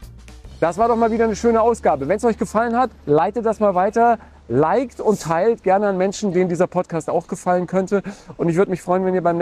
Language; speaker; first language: German; native; German